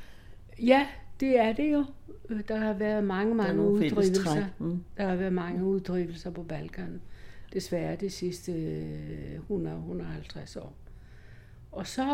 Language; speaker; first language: Danish; non-native, fluent; Greek